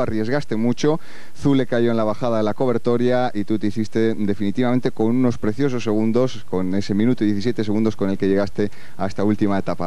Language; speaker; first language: Spanish; native; Spanish